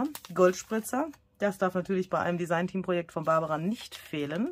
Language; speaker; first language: German; native; German